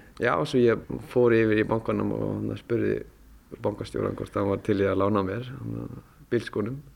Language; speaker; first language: Icelandic; early bilingual, heritage; Icelandic